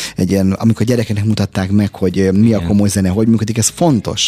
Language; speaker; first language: Hungarian; native; Hungarian